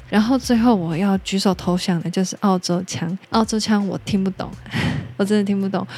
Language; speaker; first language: Chinese; non-native, local second language; Min Nan Chinese